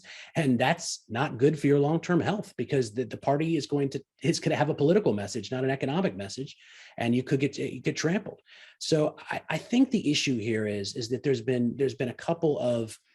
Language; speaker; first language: English; native; English